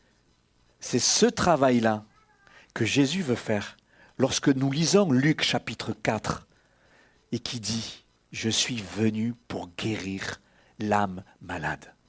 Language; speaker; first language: French; native; French